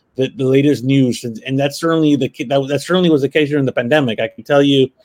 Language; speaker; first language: English; early bilingual, other home language; Spanish